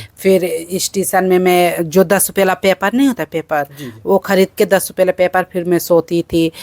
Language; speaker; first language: Hindi; early bilingual, other home language; Bangla